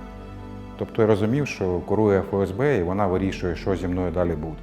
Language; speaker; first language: Ukrainian; non-native, local second language; Russian